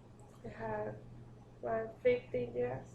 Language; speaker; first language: English; non-native, learner; Spanish